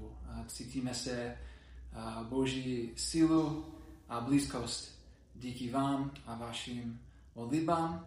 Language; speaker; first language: Czech; non-native, learner; English